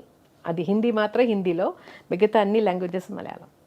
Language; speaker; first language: Telugu; non-native, local second language; Malayalam